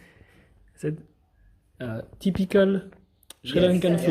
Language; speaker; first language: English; non-native, learner; French